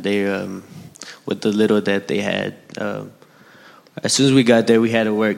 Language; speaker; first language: English; native; English